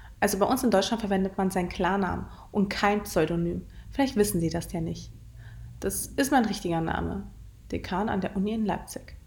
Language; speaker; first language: German; early bilingual, other home language; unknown